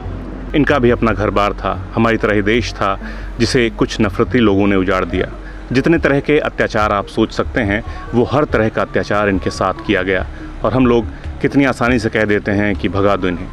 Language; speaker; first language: Hindi; native; Hindi